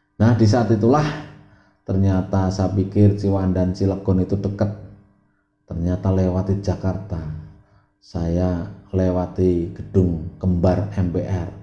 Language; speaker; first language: Indonesian; non-native, local second language; Javanese